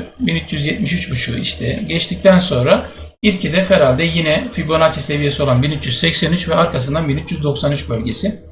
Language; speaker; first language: Turkish; native; Turkish